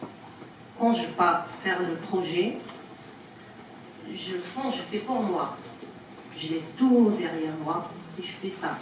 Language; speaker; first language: French; non-native, learner; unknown